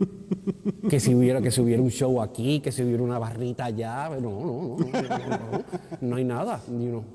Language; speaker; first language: Spanish; native; Spanish